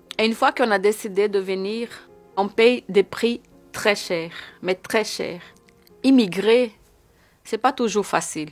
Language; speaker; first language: French; non-native, fluent; Portuguese